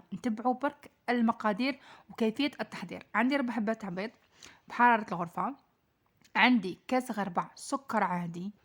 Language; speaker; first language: Arabic; native; Arabic